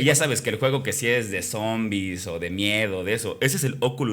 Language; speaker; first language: Spanish; native; Spanish